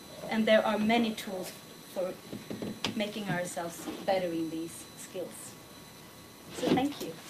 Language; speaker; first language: English; non-native, fluent; Swedish